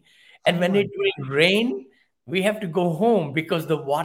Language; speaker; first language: English; non-native, local second language; Hindi